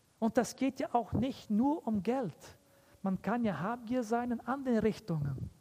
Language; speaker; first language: German; early bilingual, heritage; German